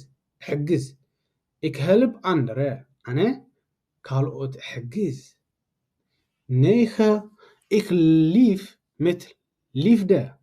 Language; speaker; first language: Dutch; non-native, learner; Tigrinya